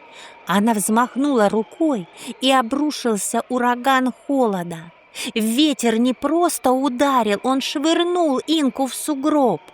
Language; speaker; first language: Russian; native; Russian